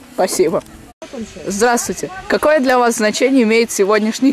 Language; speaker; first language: Russian; native; Russian